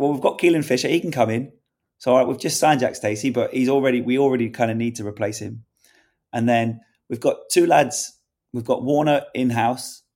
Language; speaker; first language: English; native; English